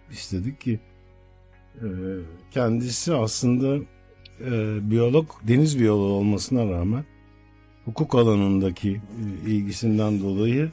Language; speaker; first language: Turkish; native; Turkish